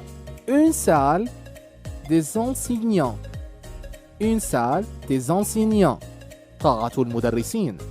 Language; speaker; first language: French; non-native, local second language; Arabic